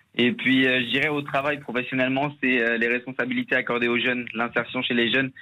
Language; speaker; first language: French; native; French